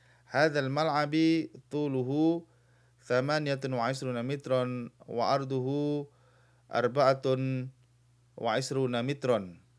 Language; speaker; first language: Arabic; non-native, fluent; Indonesian